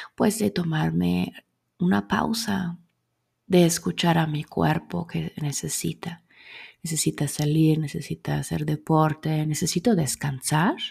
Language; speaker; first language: Spanish; non-native, fluent; German